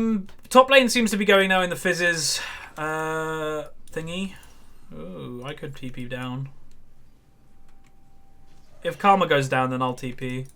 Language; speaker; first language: English; native; English